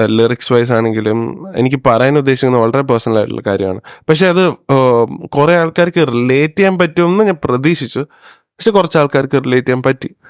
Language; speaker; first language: Malayalam; early bilingual, heritage; Malayalam